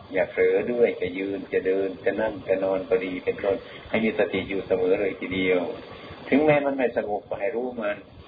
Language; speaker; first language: Thai; non-native, local second language; Lao